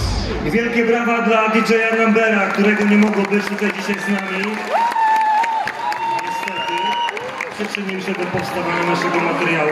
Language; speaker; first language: Polish; native; Polish